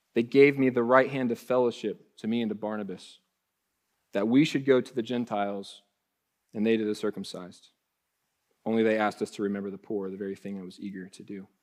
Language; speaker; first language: English; native; English